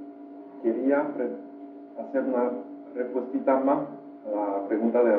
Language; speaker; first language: Spanish; non-native, fluent; French